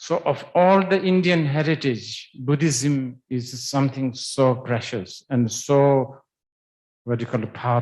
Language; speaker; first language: English; non-native, fluent; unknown